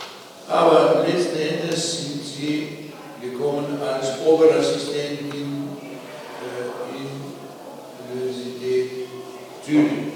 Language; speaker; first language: German; non-native, fluent; Slovenian